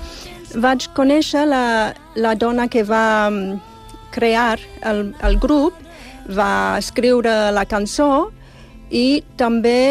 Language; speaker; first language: Catalan; non-native, fluent; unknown